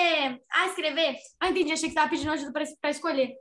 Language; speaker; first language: Portuguese; native; Portuguese